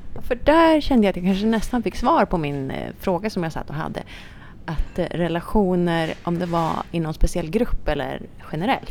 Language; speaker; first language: Swedish; native; Swedish